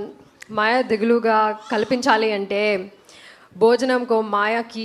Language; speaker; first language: Telugu; non-native, learner; English